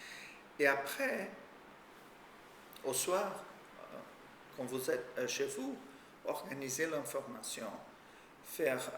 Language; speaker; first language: French; non-native, fluent; Portuguese